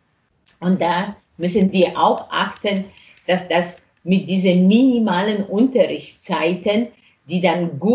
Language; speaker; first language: German; non-native, fluent; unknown